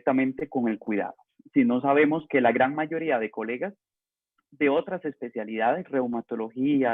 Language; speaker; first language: Spanish; native; Spanish